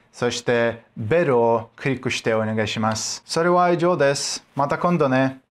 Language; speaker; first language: Japanese; non-native, learner; Russian